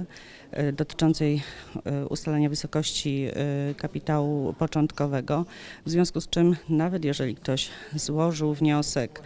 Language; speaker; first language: Polish; native; Polish